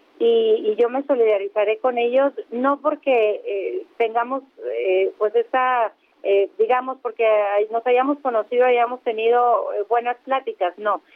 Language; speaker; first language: Spanish; native; Spanish